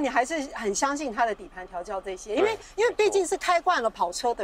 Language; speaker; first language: Chinese; native; Chinese